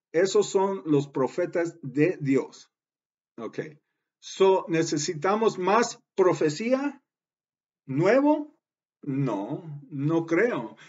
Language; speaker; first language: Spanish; early bilingual, heritage; Spanish